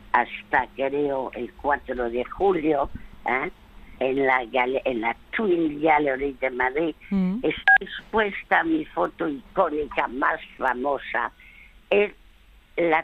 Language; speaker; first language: Spanish; early bilingual, other home language; French